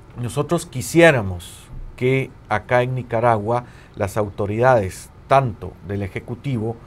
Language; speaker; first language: Spanish; native; Spanish